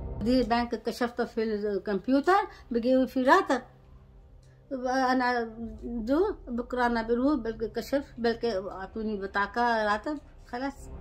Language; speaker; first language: Arabic; non-native, learner; Urdu